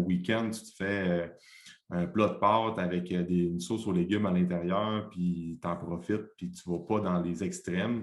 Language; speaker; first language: French; native; French